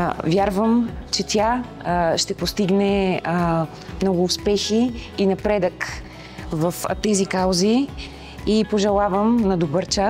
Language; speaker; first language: Bulgarian; native; Bulgarian